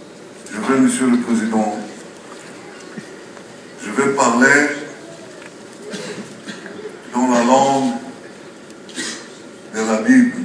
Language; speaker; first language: French; non-native, fluent; Hebrew